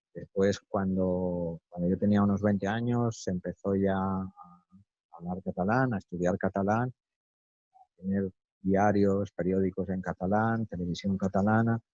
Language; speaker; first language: Spanish; native; Spanish